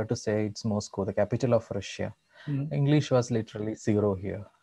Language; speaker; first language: English; non-native, local second language; Malayalam